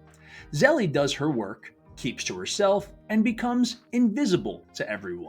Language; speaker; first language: English; native; English